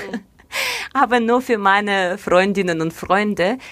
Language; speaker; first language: German; non-native, fluent; Russian